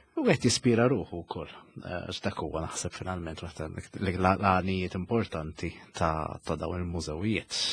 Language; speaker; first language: Maltese; native; Maltese